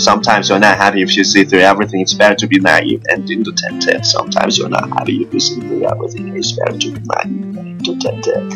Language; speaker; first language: English; non-native, fluent; Chinese